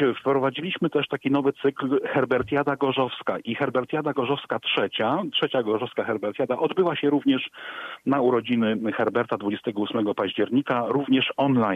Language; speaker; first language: Polish; native; Polish